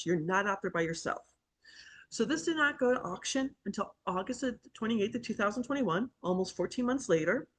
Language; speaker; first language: English; native; English